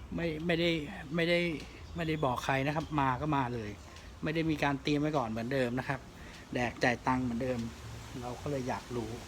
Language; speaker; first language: Thai; native; Thai